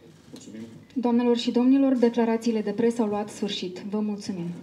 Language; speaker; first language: Romanian; native; Romanian